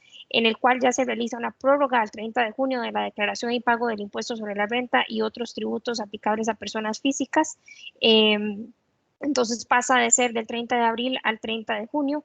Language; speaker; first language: Spanish; native; Spanish